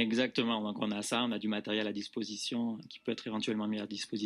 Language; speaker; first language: French; native; French